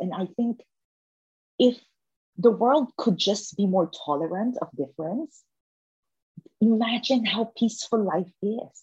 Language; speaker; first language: English; non-native, local second language; Filipino